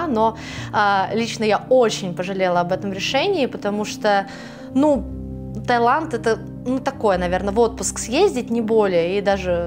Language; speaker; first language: Russian; native; Russian